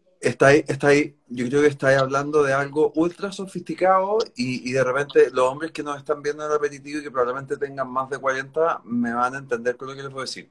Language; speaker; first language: Spanish; native; Spanish